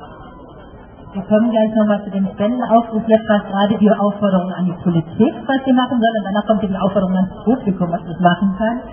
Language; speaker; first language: German; native; German